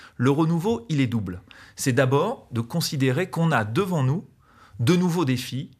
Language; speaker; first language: French; native; French